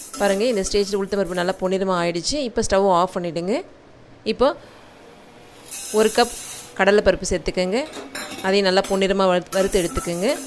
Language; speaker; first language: Tamil; native; Tamil